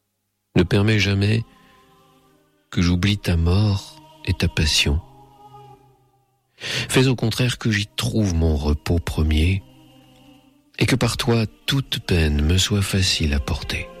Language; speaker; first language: French; native; French